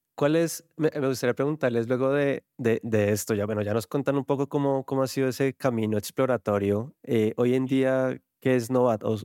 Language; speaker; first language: Spanish; native; Spanish